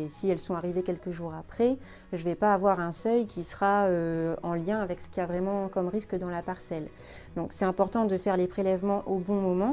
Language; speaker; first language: French; native; French